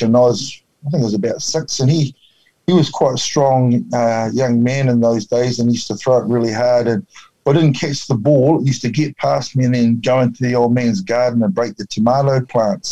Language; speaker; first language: English; native; English